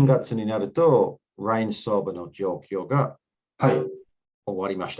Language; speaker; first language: Japanese; non-native, learner; English